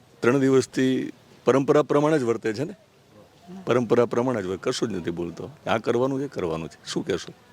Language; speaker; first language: Gujarati; native; Gujarati